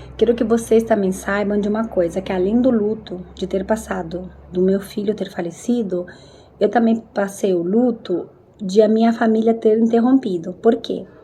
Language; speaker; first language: Portuguese; non-native, fluent; Spanish